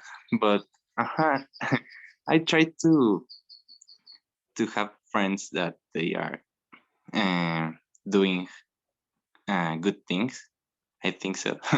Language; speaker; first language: English; non-native, learner; Spanish